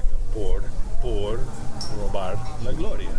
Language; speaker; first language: Spanish; non-native, learner; English